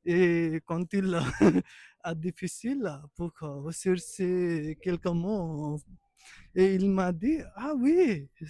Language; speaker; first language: French; non-native, learner; Nepali